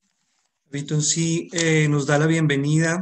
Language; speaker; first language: Spanish; native; Spanish